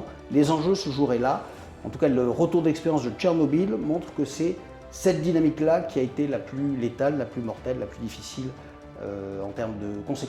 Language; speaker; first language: French; native; French